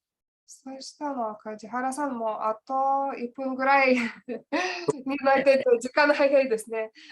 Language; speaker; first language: Japanese; non-native, learner; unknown